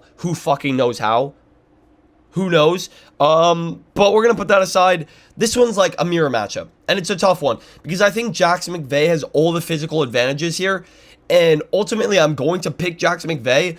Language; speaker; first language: English; native; English